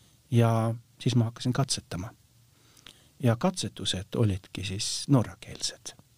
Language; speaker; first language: Estonian; non-native, fluent; Norwegian